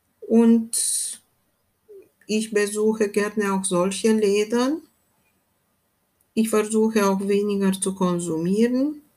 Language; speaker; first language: German; non-native, fluent; Romanian